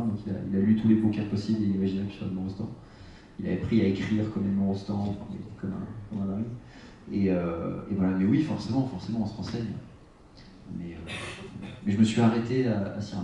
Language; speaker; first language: French; native; French